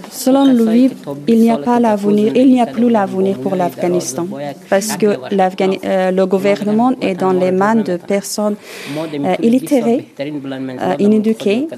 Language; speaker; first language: French; non-native, learner; Persian